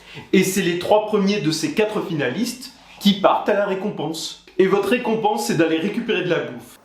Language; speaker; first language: French; native; French